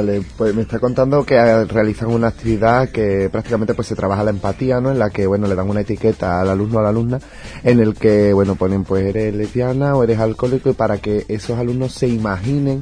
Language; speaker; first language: Spanish; native; Spanish